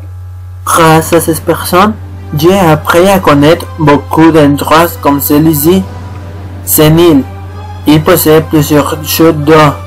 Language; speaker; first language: French; non-native, learner; Spanish